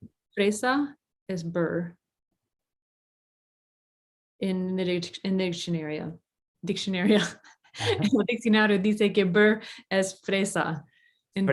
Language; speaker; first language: Spanish; non-native, fluent; English